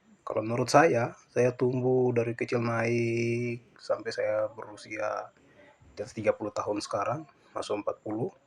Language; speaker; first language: Indonesian; non-native, local second language; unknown